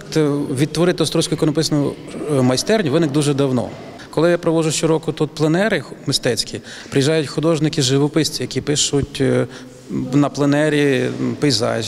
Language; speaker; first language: Ukrainian; native; Ukrainian